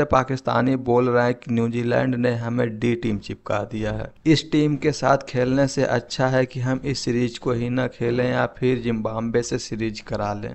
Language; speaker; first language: Hindi; native; Hindi